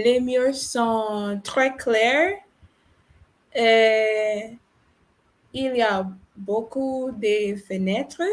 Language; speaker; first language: French; non-native, learner; English